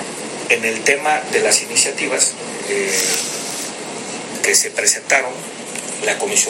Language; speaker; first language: Spanish; native; Spanish